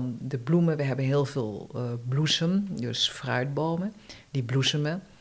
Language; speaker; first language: Dutch; early bilingual, other home language; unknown